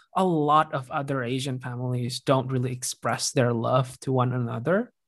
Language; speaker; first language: English; non-native, fluent; Indonesian